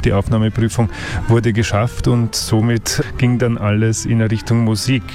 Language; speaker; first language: German; native; German